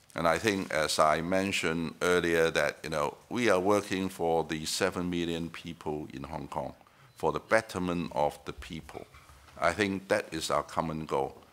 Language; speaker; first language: English; non-native, local second language; Cantonese